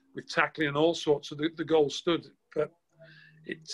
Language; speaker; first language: English; native; English